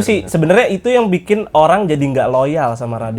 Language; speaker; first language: Indonesian; native; Indonesian